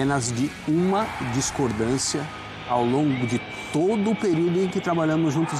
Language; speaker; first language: Portuguese; native; Portuguese